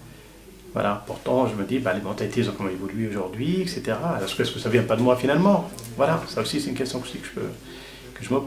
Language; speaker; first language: French; native; French